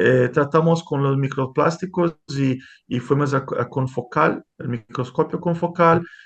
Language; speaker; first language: Spanish; non-native, fluent; Portuguese